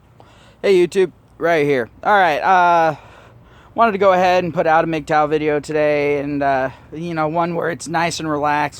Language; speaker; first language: English; native; English